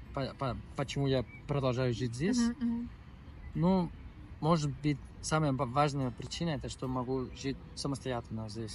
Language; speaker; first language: Russian; non-native, learner; Spanish